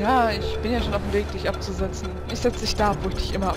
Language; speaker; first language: German; native; German